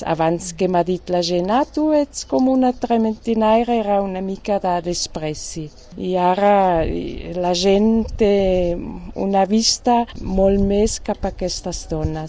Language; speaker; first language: Catalan; non-native, fluent; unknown